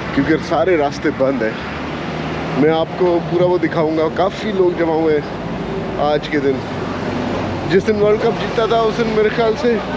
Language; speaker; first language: Urdu; native; Urdu